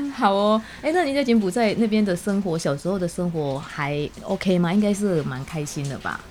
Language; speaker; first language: Chinese; non-native, fluent; Indonesian